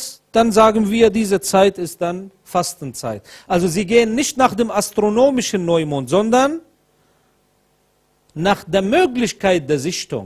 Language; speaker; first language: German; non-native, fluent; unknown